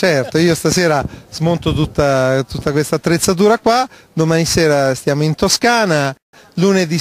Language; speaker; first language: Italian; native; Italian